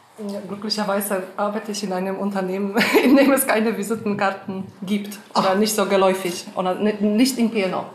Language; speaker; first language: German; non-native, fluent; Polish